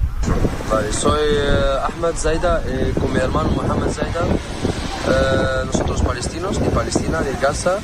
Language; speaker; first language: Spanish; non-native, learner; Arabic